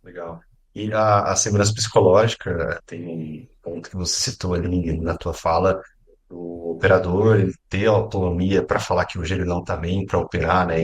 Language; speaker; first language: Portuguese; native; Portuguese